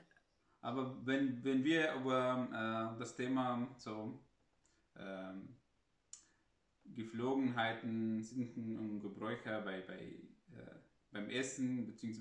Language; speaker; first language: German; non-native, fluent; Arabic